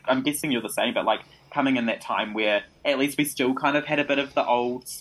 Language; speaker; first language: English; native; English